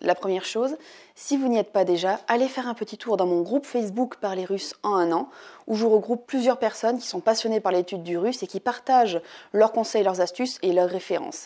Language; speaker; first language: French; native; French